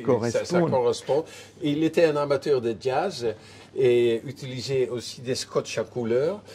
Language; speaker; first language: French; non-native, fluent; Dutch